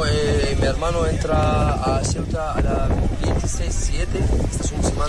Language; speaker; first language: Spanish; non-native, learner; Arabic